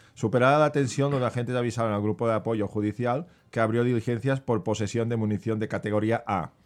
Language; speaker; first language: Spanish; non-native, local second language; Catalan